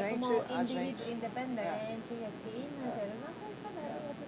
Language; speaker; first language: Portuguese; non-native, learner; Spanish